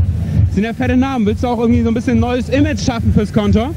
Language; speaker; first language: German; native; German